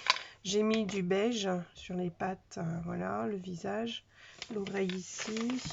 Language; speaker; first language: French; native; French